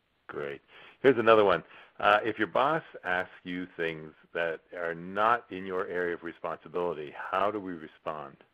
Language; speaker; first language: English; native; English